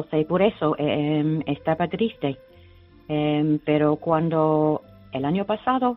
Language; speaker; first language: Spanish; non-native, learner; English